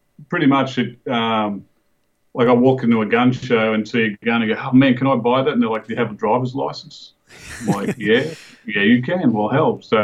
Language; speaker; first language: English; native; English